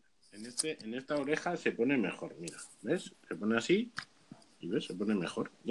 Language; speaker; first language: Spanish; native; Spanish